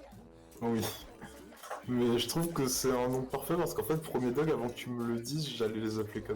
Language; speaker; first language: French; native; French